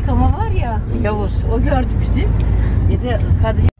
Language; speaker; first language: Turkish; native; Turkish